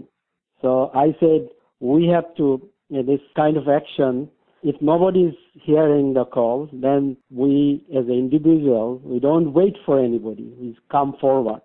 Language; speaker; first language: English; non-native, local second language; Bangla